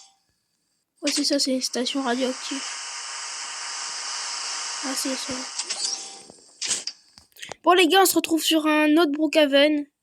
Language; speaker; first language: French; native; French